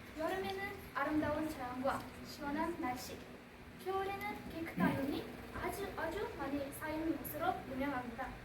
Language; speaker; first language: Korean; non-native, learner; Uzbek